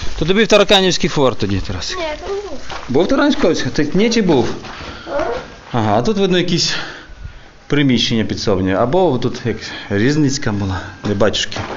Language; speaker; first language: Ukrainian; native; Ukrainian